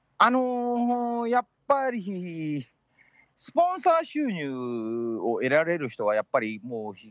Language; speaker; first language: Japanese; early bilingual, heritage; Japanese